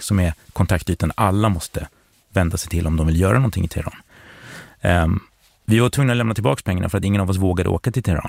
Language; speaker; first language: Swedish; native; Swedish